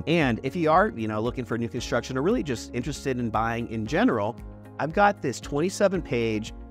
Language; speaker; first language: English; native; English